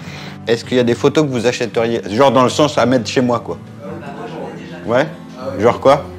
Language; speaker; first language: French; native; French